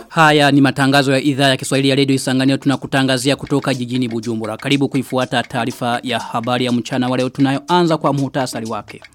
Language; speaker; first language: Swahili; non-native, local second language; Rundi